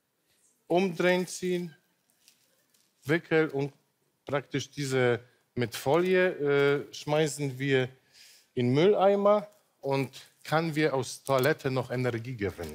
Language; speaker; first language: German; non-native, local second language; Polish